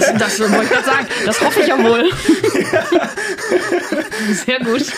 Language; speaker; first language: German; native; German